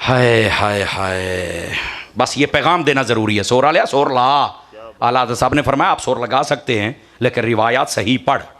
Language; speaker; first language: Urdu; non-native, local second language; Punjabi